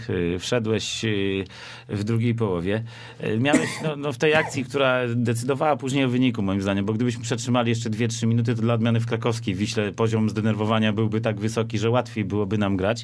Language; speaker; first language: Polish; native; Polish